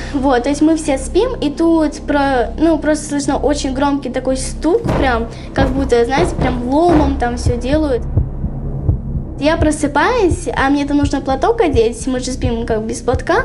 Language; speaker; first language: Russian; native; Russian